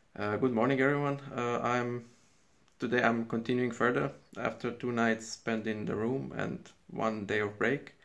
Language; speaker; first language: English; non-native, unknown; Croatian